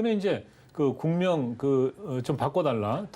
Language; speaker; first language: Korean; native; Korean